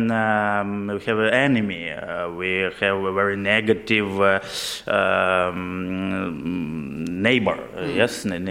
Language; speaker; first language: English; non-native, learner; Ukrainian